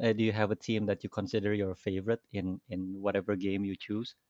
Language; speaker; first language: English; non-native, fluent; Indonesian